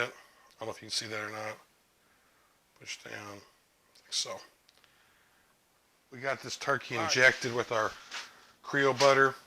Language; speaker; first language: English; native; English